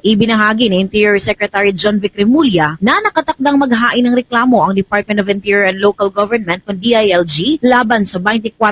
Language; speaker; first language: Filipino; non-native, local second language; Cebuano